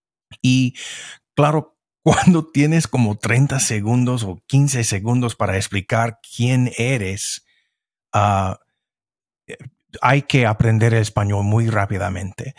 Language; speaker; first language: Spanish; non-native, fluent; English